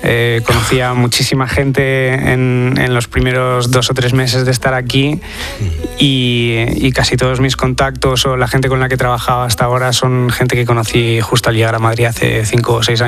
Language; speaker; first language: Spanish; early bilingual, other home language; English